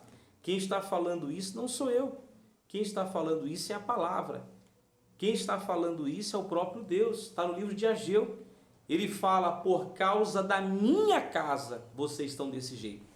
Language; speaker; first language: Portuguese; native; Portuguese